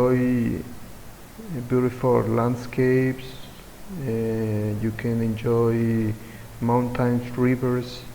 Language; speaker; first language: English; non-native, learner; Spanish